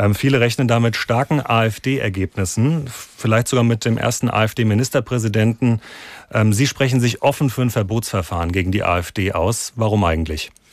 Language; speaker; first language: German; native; German